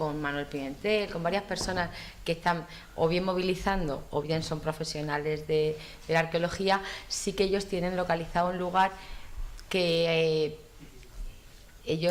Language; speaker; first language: Spanish; native; Spanish